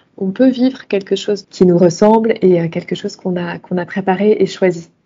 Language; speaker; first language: French; native; French